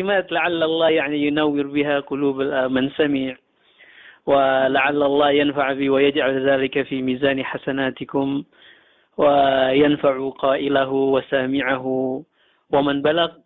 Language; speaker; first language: Arabic; non-native, fluent; Indonesian